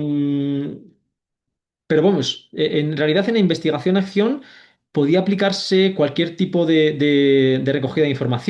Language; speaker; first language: Spanish; native; Spanish